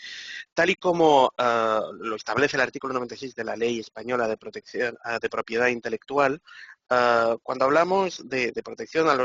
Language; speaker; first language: Spanish; native; Spanish